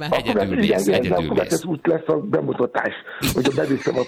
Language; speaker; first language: Hungarian; non-native, learner; Yoruba